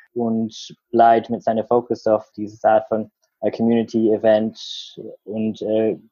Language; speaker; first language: German; non-native, learner; English